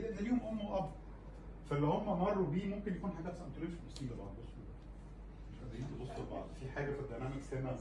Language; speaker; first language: Arabic; native; Arabic